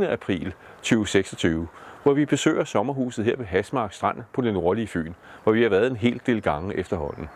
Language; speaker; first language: Danish; native; Danish